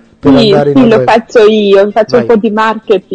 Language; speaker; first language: Italian; non-native, fluent; Albanian